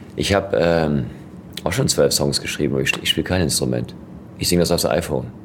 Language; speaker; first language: German; native; German